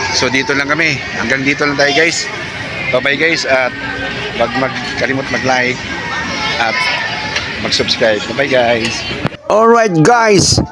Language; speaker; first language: Filipino; native; Filipino